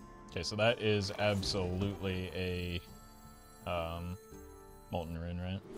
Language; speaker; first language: English; native; English